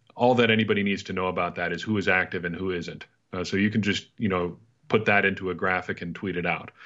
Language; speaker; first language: English; native; English